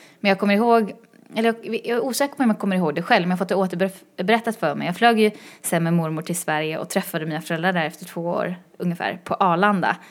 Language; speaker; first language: Swedish; early bilingual, other home language; Chinese